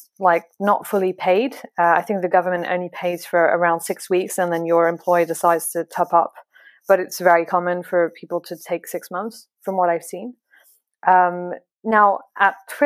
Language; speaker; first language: English; non-native, fluent; French